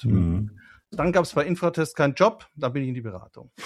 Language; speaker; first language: German; native; German